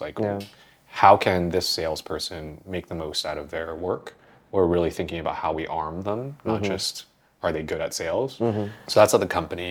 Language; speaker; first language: English; early bilingual, other home language; Vietnamese